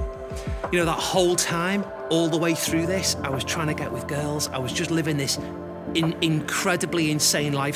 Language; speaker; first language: English; native; English